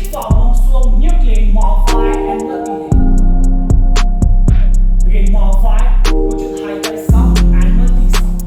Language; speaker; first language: Vietnamese; non-native, learner; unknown